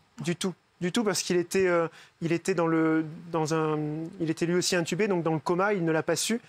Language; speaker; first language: French; native; French